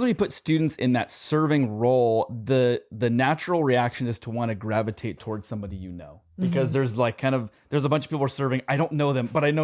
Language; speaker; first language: English; native; English